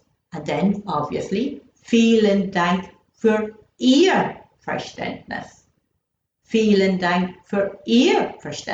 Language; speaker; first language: German; non-native, fluent; English